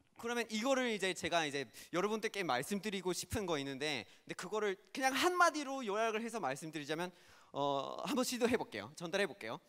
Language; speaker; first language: Korean; non-native, fluent; English